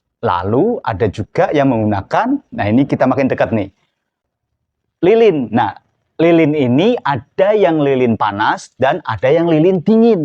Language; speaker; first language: Indonesian; native; Indonesian